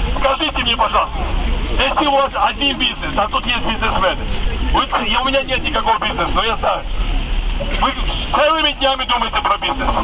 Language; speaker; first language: Russian; non-native, local second language; Georgian